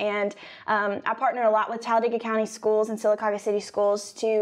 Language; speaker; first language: English; native; English